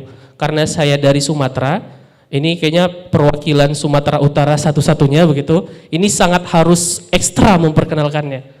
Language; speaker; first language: Indonesian; non-native, local second language; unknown